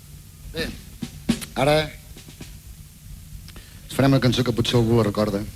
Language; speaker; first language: Catalan; native; Catalan